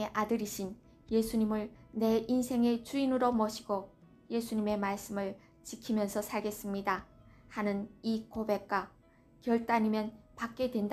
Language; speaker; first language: Korean; native; Korean